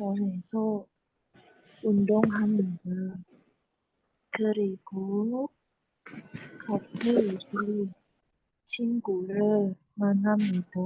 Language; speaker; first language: Korean; non-native, learner; Indonesian